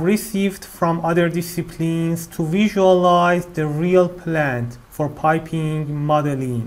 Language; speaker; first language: English; non-native, fluent; Persian